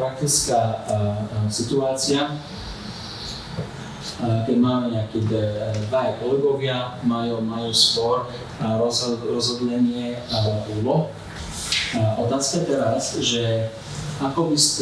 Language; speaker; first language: Slovak; non-native, fluent; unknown